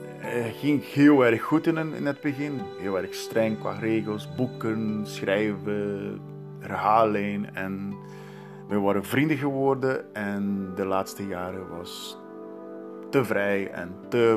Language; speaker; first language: Dutch; non-native, learner; Portuguese